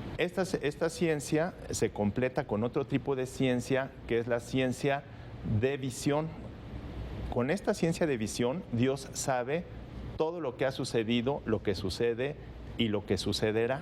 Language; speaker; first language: Spanish; native; Spanish